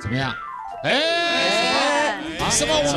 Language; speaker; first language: Chinese; native; Chinese